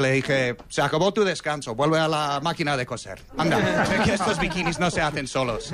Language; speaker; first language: Spanish; non-native, fluent; English